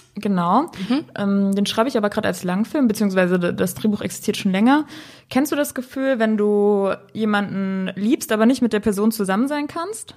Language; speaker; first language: German; native; German